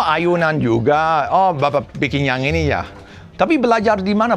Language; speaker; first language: Indonesian; non-native, fluent; English